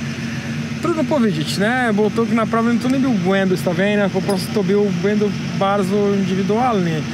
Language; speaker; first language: Polish; non-native, learner; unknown